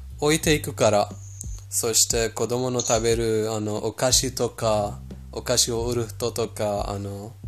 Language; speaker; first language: Japanese; non-native, fluent; Persian